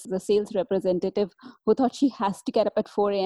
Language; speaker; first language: English; non-native, local second language; Hindi